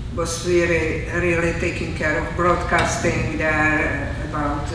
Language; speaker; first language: English; non-native, fluent; Czech